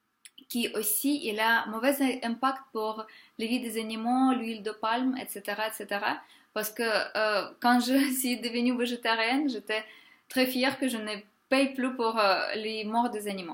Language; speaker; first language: French; non-native, fluent; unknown